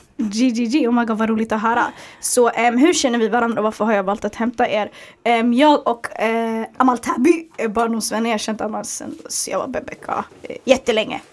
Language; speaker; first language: Swedish; early bilingual, other home language; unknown